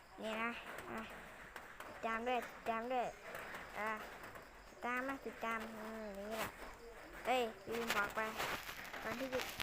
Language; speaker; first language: Thai; native; Thai